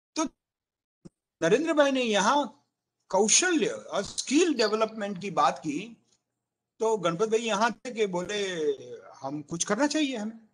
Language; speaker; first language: Hindi; non-native, local second language; Gujarati